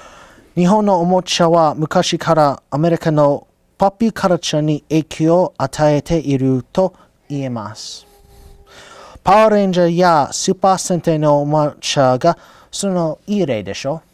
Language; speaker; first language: Japanese; non-native, learner; English